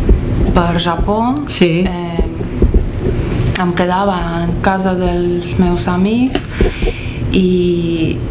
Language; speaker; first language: Catalan; non-native, learner; Russian